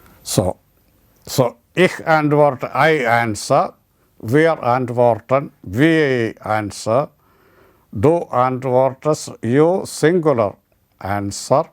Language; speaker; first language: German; non-native, learner; Malayalam